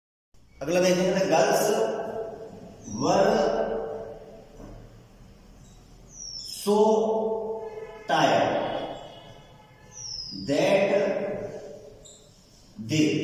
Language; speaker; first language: Hindi; native; Hindi